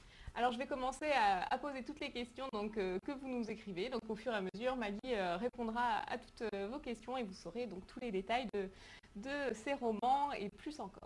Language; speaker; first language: French; native; French